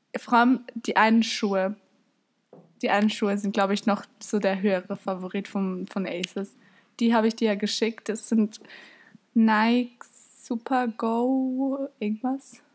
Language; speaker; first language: German; native; German